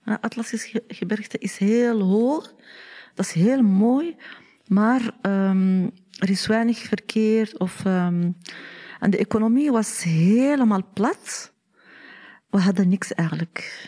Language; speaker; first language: Dutch; non-native, learner; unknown